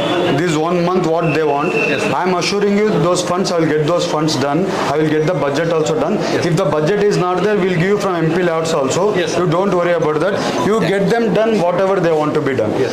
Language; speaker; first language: English; non-native, local second language; Telugu